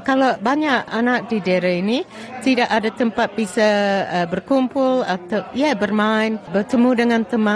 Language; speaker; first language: Indonesian; non-native, fluent; English